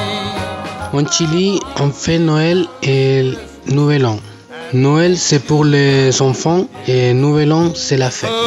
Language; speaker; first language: French; non-native, learner; Spanish